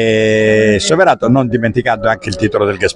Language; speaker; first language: Italian; native; Italian